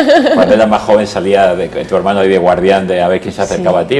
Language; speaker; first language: Spanish; native; Spanish